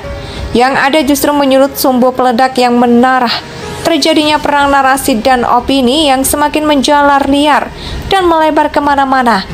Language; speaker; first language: Indonesian; native; Indonesian